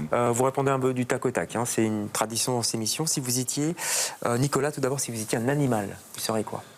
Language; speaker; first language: French; native; French